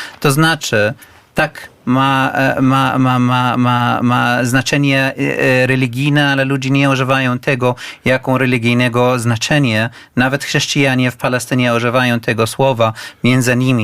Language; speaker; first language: Polish; non-native, learner; Arabic